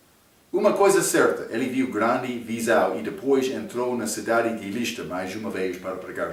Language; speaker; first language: Portuguese; non-native, fluent; English